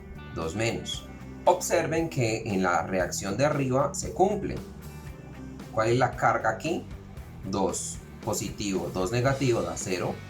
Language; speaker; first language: Spanish; native; Spanish